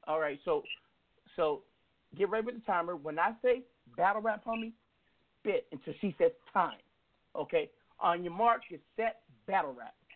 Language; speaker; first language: English; native; English